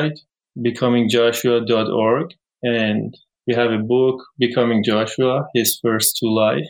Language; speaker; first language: English; non-native, fluent; Persian